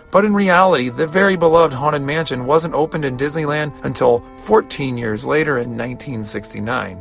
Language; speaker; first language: English; native; English